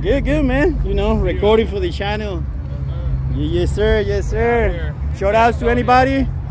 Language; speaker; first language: English; non-native, fluent; Spanish